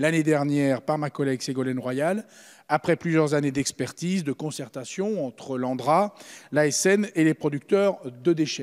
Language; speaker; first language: French; native; French